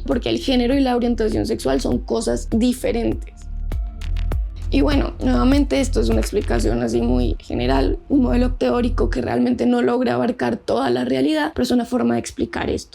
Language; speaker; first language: Spanish; native; Spanish